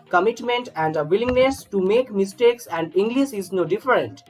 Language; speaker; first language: English; non-native, local second language; Bangla